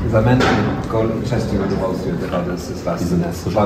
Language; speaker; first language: Bulgarian; non-native, learner; English